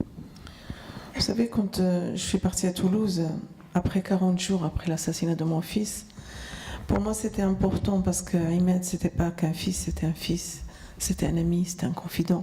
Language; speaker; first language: French; non-native, fluent; Arabic